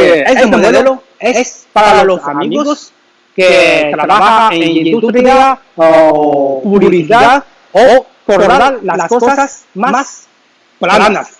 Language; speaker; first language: Spanish; non-native, learner; Chinese